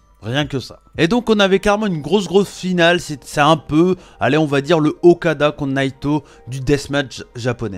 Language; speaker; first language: French; native; French